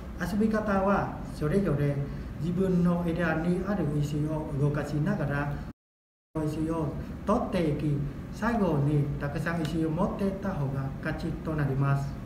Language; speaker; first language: Japanese; non-native, fluent; Vietnamese